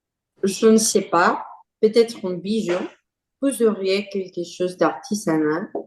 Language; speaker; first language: French; non-native, learner; English